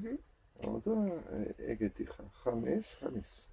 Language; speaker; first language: Georgian; non-native, learner; German